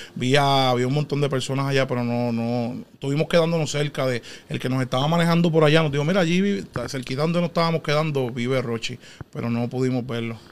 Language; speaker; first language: Spanish; native; Spanish